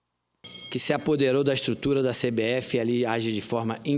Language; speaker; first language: Portuguese; native; Portuguese